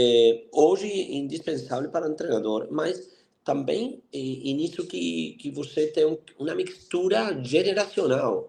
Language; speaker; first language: Portuguese; non-native, fluent; Spanish